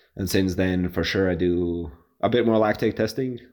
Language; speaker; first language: English; non-native, fluent; Latvian